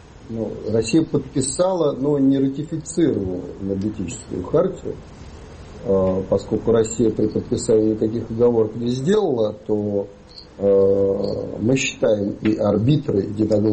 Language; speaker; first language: Russian; native; Russian